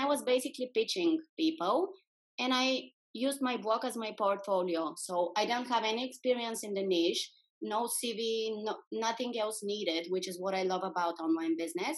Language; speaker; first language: English; non-native, fluent; Bulgarian